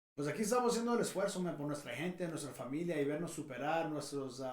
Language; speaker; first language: Spanish; early bilingual, heritage; Spanish